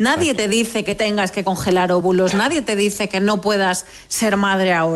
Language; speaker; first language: Spanish; native; Spanish